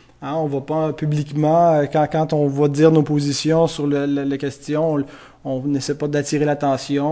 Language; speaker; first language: French; native; French